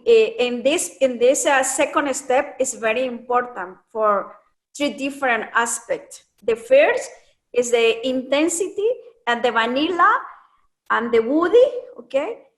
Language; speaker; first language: English; non-native, learner; Spanish